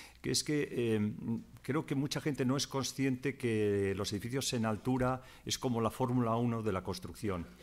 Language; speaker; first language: Spanish; native; Spanish